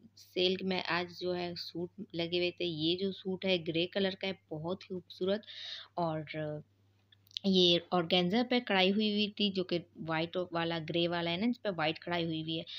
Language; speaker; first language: Urdu; native; Urdu